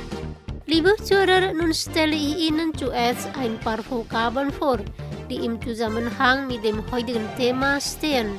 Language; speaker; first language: German; non-native, learner; Indonesian